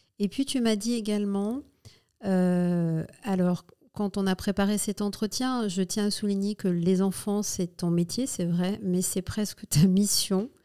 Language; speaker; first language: French; native; French